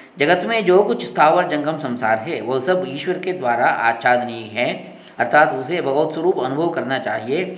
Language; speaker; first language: Hindi; non-native, local second language; Kannada